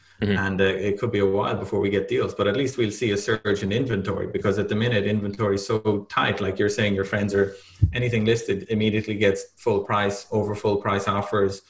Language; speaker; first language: English; native; English